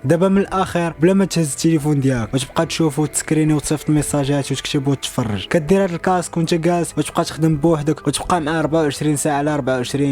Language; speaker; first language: Arabic; native; Arabic